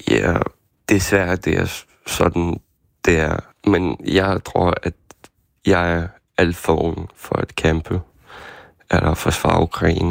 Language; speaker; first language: Danish; non-native, learner; Ukrainian